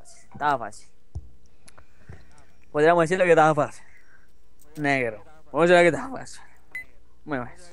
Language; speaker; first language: Spanish; native; Spanish